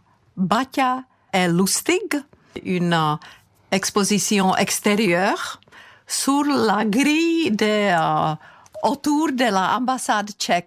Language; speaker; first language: French; non-native, fluent; Czech